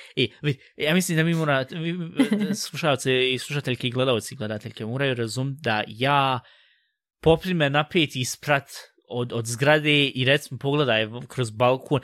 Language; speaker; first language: Bosnian; early bilingual, heritage; Bosnian